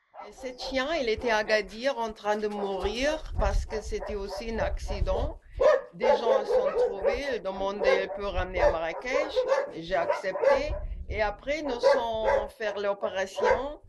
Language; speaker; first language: French; non-native, learner; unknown